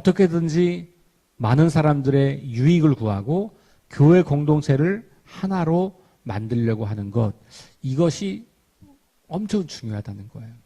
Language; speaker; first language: Korean; native; Korean